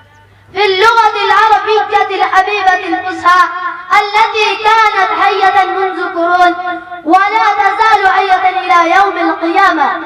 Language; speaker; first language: Arabic; non-native, learner; Urdu